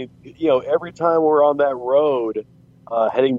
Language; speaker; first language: English; native; English